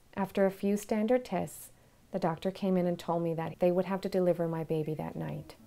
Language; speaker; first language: English; native; English